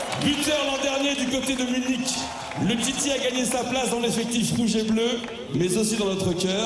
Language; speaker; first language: French; native; French